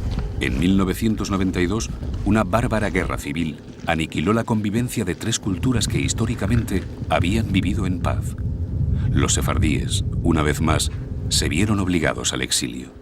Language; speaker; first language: Spanish; native; Spanish